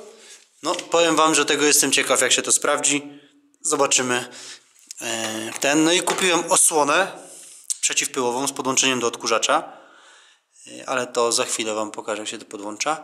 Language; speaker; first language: Polish; native; Polish